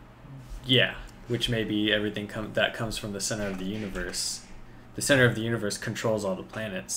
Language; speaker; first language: English; native; English